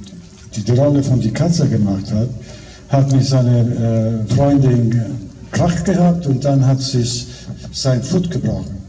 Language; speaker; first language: German; non-native, fluent; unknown